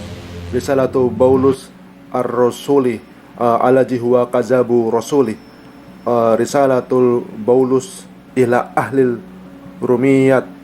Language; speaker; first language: Arabic; non-native, learner; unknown